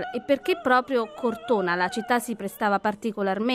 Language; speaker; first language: Italian; native; Italian